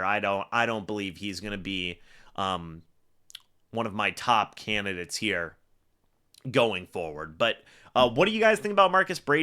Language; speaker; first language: English; native; English